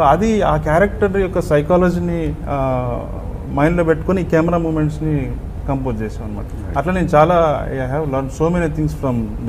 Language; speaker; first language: Telugu; native; Telugu